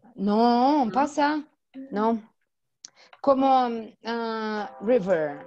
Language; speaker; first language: French; non-native, fluent; Portuguese